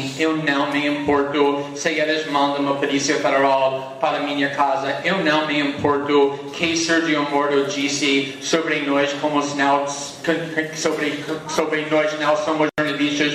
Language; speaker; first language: Portuguese; non-native, learner; English